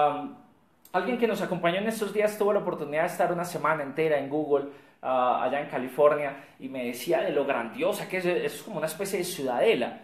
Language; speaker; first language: Spanish; native; Spanish